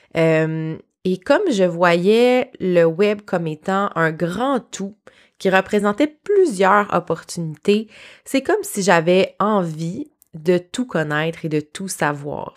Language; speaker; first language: French; native; French